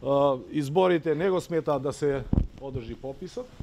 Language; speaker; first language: Macedonian; non-native, local second language; Albanian